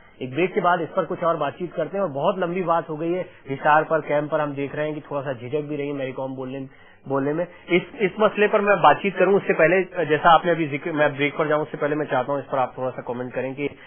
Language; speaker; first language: Hindi; native; Hindi